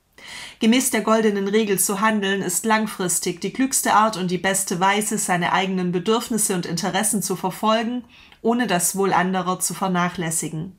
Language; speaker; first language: German; native; German